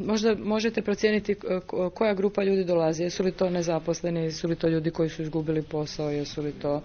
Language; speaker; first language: Croatian; native; Croatian